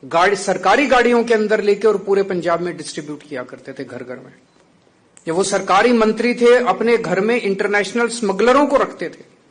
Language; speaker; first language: Hindi; non-native, local second language; Punjabi